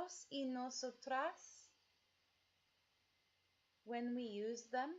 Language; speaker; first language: Spanish; non-native, fluent; English